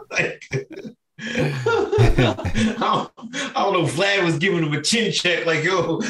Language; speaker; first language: English; native; English